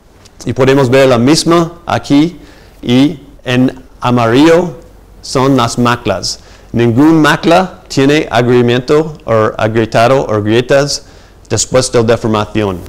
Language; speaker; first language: Spanish; non-native, fluent; English